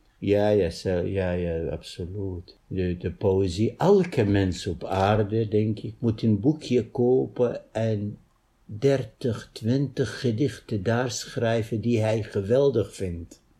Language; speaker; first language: Dutch; non-native, fluent; Arabic